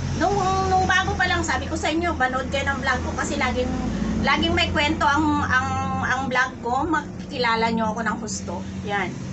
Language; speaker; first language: Filipino; non-native, local second language; Cebuano